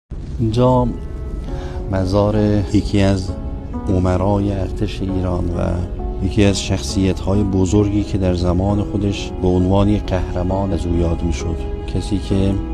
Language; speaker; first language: Persian; native; Persian